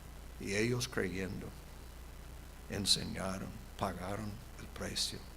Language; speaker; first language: Spanish; non-native, fluent; English